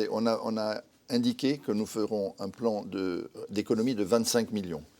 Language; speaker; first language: French; native; French